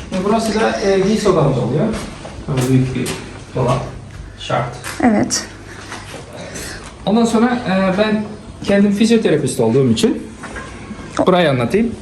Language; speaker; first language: Turkish; early bilingual, heritage; Turkish